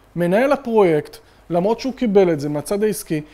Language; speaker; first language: Hebrew; native; Hebrew